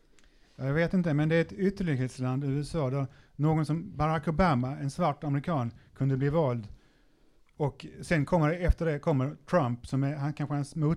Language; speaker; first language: Swedish; native; Swedish